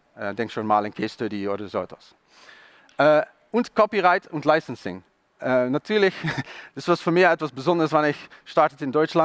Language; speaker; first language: German; non-native, learner; Dutch